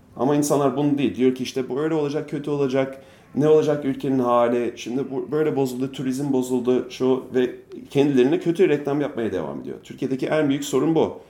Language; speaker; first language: Turkish; non-native, fluent; English